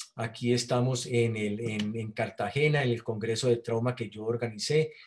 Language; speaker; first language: Spanish; native; Spanish